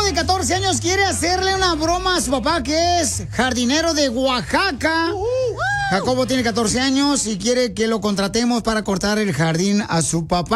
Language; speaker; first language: Spanish; native; Spanish